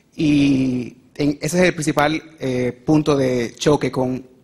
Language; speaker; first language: Spanish; native; Spanish